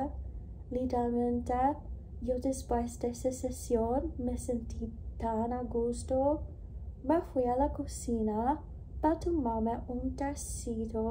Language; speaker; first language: Spanish; non-native, learner; English